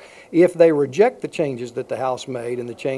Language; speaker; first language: English; native; English